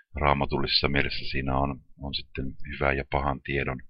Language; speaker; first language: Finnish; native; Finnish